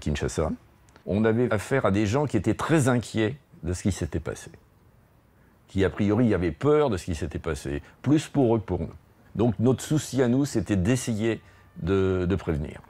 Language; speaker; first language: French; native; French